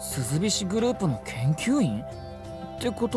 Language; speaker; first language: Japanese; native; Japanese